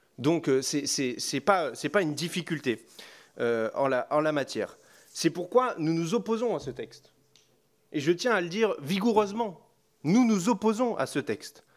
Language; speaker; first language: French; native; French